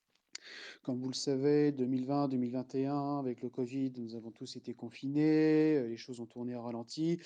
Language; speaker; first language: French; native; French